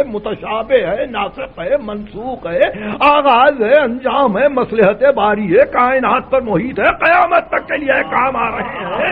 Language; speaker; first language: Urdu; native; Urdu